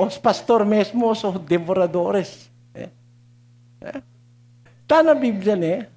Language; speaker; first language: Portuguese; non-native, learner; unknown